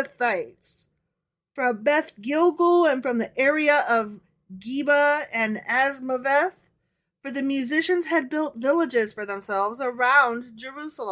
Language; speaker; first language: English; native; English